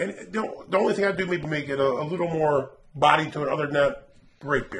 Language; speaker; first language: English; native; English